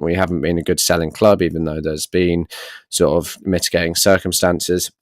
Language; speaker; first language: English; native; English